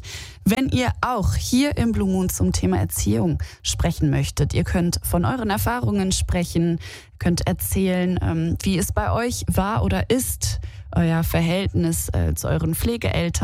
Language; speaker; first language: German; native; German